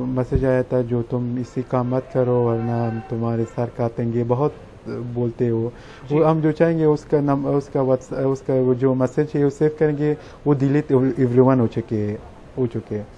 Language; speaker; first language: Hindi; non-native, learner; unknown